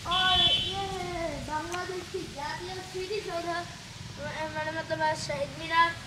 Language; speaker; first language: Hindi; non-native, learner; Bangla